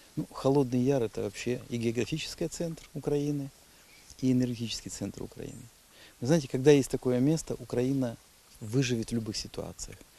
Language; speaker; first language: Russian; native; Russian